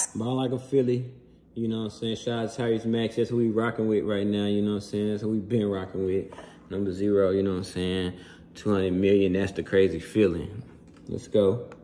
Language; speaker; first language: English; native; English